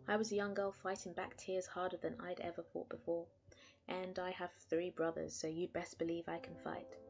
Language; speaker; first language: English; native; English